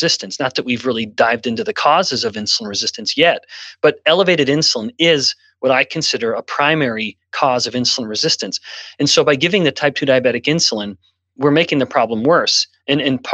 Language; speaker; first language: English; native; English